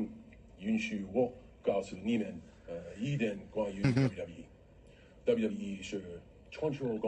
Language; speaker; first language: Chinese; non-native, learner; English